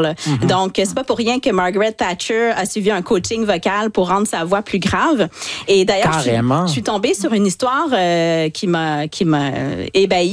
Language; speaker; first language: French; native; French